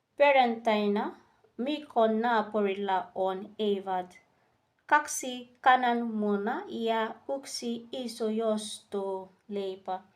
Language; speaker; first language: Finnish; non-native, learner; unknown